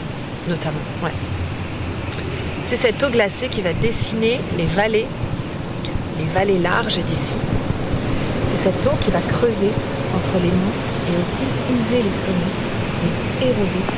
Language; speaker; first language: French; native; French